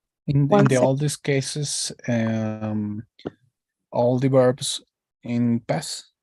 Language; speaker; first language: English; non-native, learner; Spanish